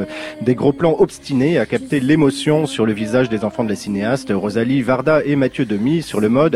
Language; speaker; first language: French; native; French